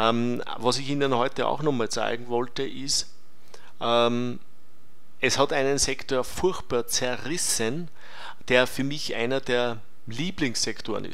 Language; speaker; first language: German; native; German